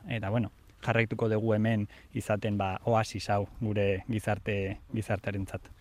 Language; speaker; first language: Basque; native; Basque